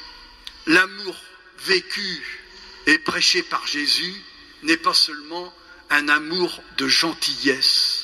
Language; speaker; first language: French; native; French